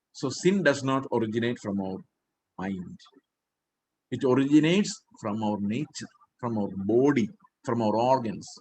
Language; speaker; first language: English; non-native, local second language; Malayalam